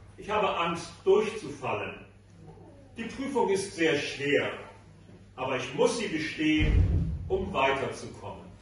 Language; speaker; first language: German; native; German